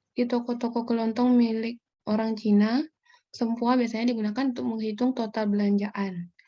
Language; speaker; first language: Indonesian; native; Indonesian